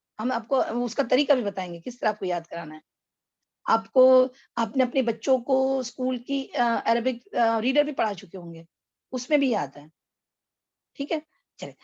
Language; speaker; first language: Urdu; native; Urdu